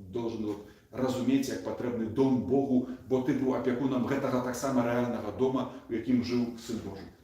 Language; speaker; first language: Belarusian; native; Belarusian